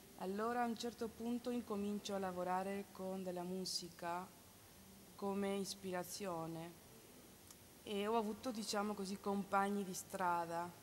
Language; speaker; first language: Italian; non-native, fluent; Spanish